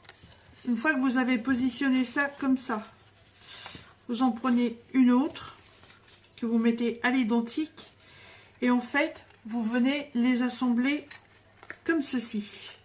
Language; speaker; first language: French; native; French